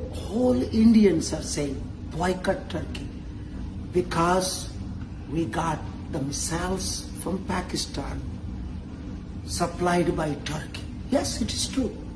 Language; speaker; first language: English; non-native, local second language; Telugu